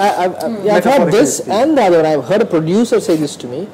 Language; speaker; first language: English; non-native, local second language; Hindi